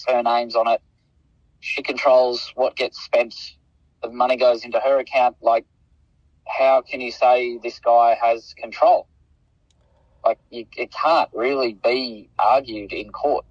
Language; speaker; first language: English; native; English